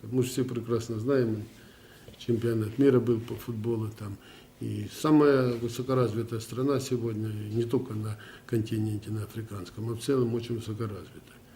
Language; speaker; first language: Russian; native; Russian